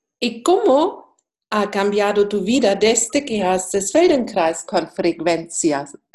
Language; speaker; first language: Spanish; non-native, fluent; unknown